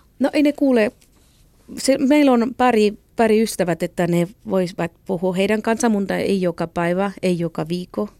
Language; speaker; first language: Finnish; non-native, fluent; Catalan